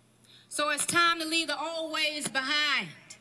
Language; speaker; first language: English; native; English